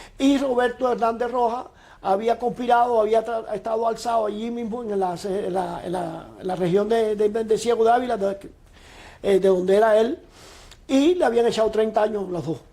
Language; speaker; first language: Spanish; native; Spanish